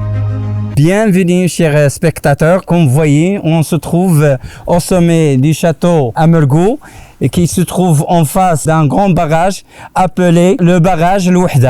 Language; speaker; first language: French; non-native, local second language; Arabic